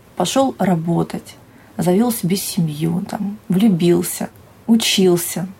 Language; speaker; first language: Russian; native; Russian